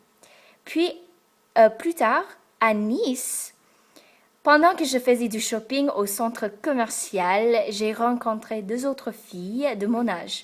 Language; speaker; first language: French; non-native, fluent; English